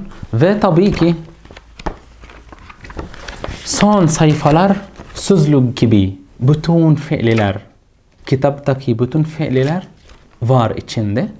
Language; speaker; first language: Turkish; non-native, fluent; Arabic